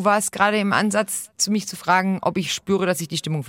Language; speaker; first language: German; native; German